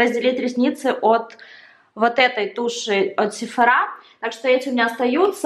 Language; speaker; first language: Russian; native; Russian